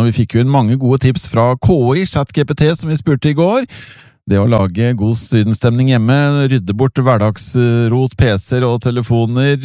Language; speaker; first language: Norwegian; native; Norwegian